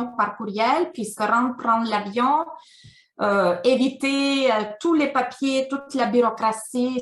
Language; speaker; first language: French; non-native, fluent; Ukrainian